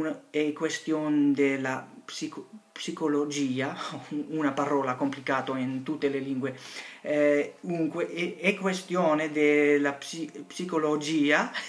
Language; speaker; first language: Italian; non-native, learner; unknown